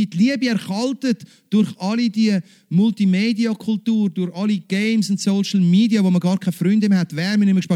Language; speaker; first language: German; native; German